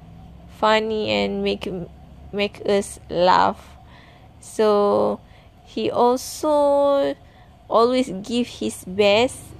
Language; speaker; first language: English; non-native, learner; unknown